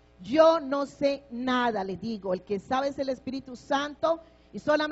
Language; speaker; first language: Spanish; native; Spanish